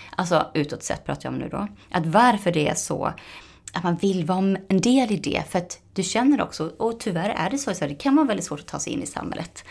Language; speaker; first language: Swedish; native; Swedish